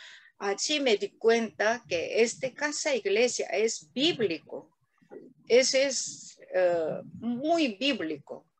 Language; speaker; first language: Spanish; non-native, learner; Korean